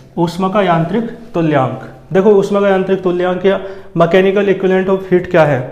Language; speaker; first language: Hindi; native; Hindi